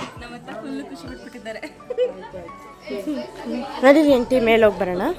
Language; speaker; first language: Kannada; native; Kannada